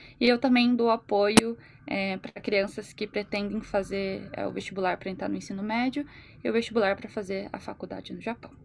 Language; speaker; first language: Portuguese; native; Portuguese